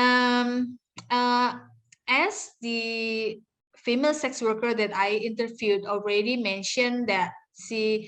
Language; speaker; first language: English; non-native, learner; Indonesian